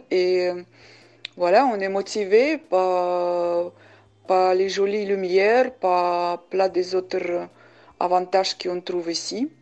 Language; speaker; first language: French; non-native, fluent; Uzbek